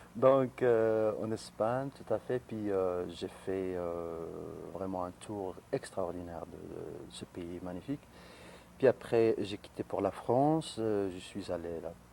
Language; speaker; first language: French; non-native, local second language; Arabic